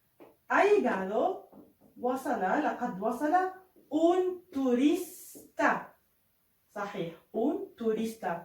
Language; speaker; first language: Spanish; non-native, fluent; Arabic